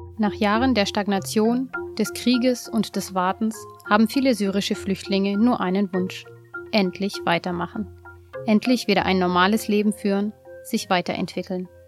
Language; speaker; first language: German; native; German